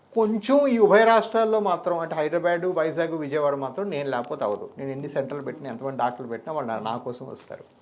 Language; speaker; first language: Telugu; native; Telugu